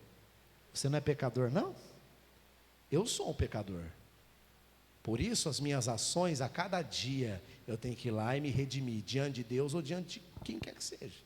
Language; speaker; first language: Portuguese; native; Portuguese